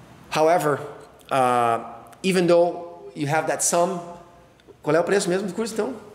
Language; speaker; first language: English; non-native, fluent; Portuguese